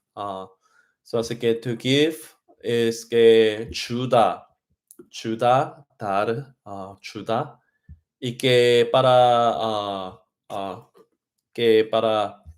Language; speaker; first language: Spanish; non-native, learner; Korean